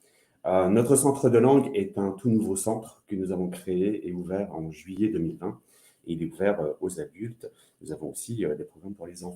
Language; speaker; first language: French; native; French